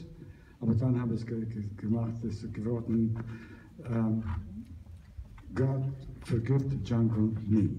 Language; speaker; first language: German; non-native, learner; Italian